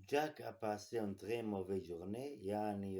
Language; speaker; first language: French; non-native, learner; Kurdish